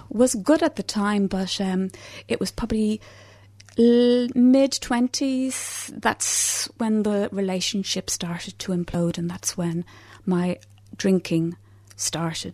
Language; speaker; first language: English; native; English